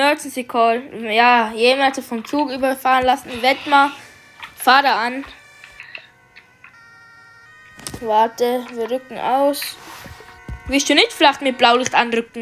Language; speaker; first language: German; native; German